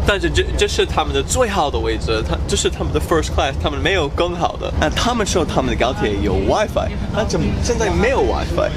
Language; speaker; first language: Chinese; non-native, learner; English